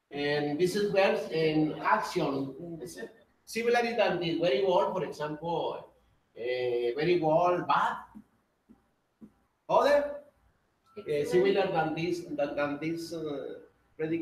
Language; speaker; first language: English; non-native, learner; Spanish